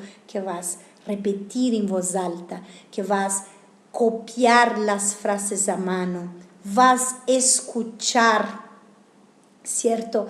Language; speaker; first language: Spanish; non-native, fluent; Italian